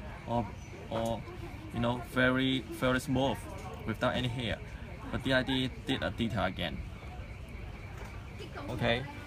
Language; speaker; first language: English; non-native, local second language; Cantonese